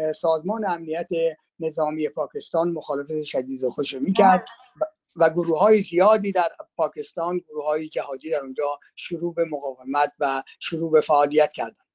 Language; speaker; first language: Persian; native; Persian